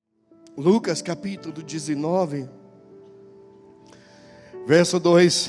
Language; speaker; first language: Portuguese; non-native, fluent; English